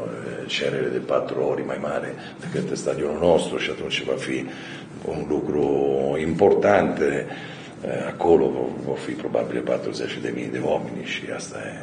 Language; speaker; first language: Romanian; non-native, fluent; Italian